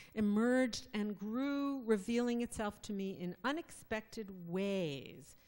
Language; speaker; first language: English; native; English